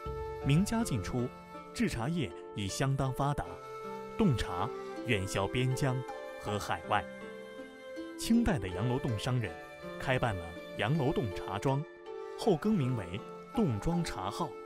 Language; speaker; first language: Chinese; native; Chinese